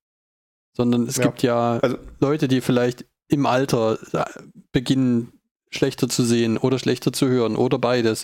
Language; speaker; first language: German; native; German